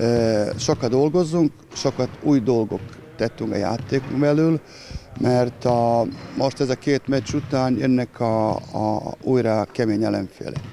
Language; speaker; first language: Hungarian; non-native, learner; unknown